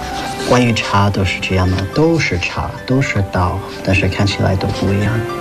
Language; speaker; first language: Chinese; non-native, fluent; English